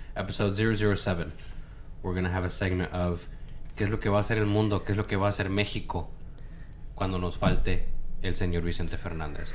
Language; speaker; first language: Spanish; early bilingual, heritage; Spanish